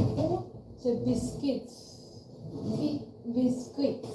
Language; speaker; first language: French; non-native, learner; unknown